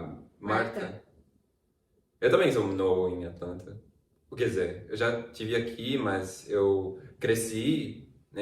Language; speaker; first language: Portuguese; non-native, fluent; English